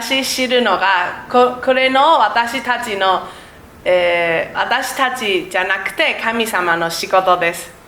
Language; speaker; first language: Japanese; non-native, learner; Chinese